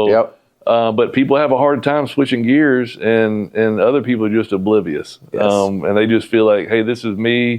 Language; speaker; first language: English; native; English